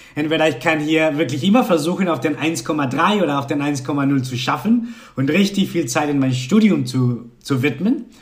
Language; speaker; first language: German; non-native, fluent; Spanish